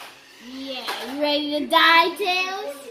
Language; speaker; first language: English; native; English